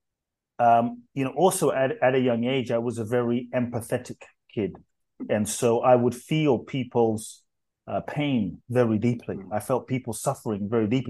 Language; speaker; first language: English; native; English